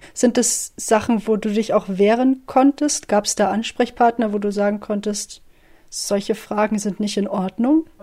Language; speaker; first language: German; native; German